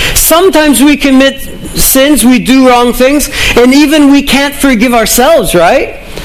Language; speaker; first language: English; native; English